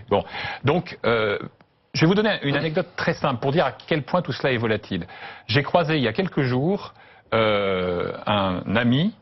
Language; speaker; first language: French; native; French